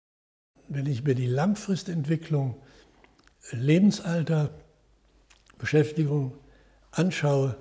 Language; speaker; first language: German; native; German